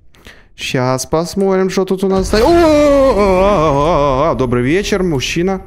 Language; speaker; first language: Russian; native; Russian